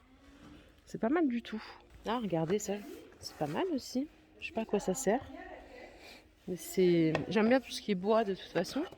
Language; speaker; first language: French; native; French